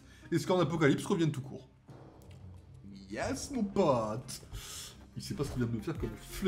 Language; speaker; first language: French; native; French